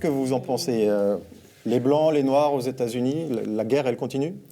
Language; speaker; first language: French; native; French